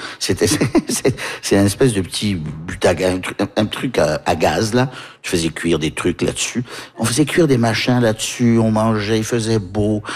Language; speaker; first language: French; native; French